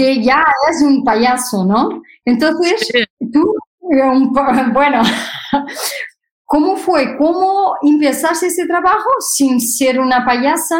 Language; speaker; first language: Spanish; non-native, fluent; Portuguese